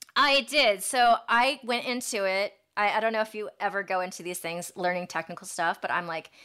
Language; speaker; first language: English; native; English